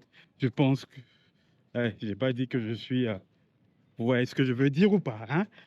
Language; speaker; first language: French; native; French